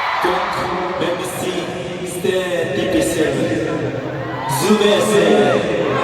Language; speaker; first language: French; non-native, learner; Korean